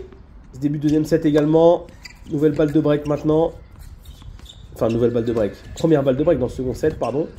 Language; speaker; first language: French; native; French